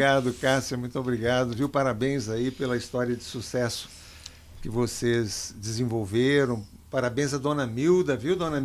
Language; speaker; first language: Portuguese; native; Portuguese